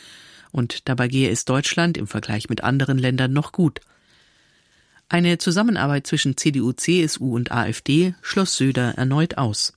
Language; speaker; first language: German; native; German